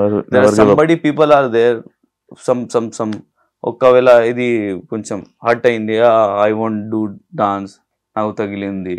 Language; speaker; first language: Telugu; non-native, learner; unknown